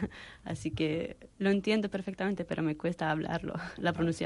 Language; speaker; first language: Spanish; non-native, fluent; Romanian